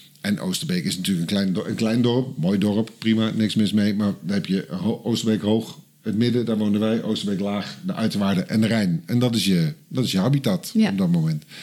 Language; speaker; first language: Dutch; native; Dutch